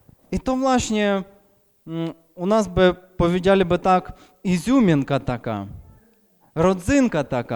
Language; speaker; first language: Polish; non-native, fluent; Ukrainian